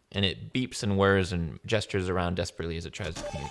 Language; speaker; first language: English; native; English